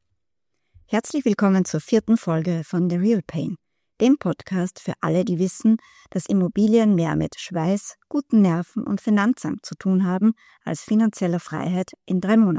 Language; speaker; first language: German; native; German